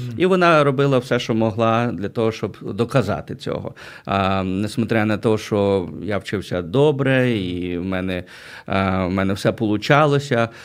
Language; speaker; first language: Ukrainian; native; Ukrainian